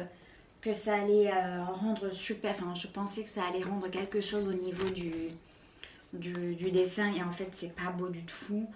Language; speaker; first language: French; native; French